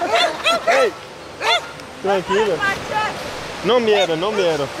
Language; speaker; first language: Spanish; non-native, learner; English